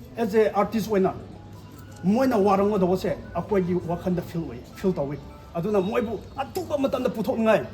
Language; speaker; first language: Manipuri; non-native, local second language; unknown